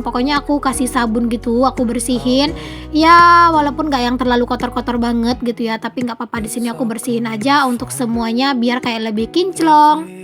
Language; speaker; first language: Indonesian; native; Indonesian